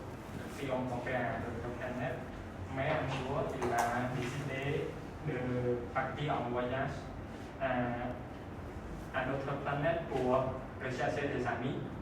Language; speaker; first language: French; non-native, learner; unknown